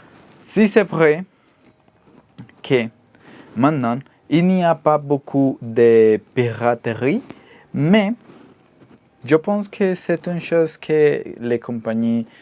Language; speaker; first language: French; non-native, learner; Spanish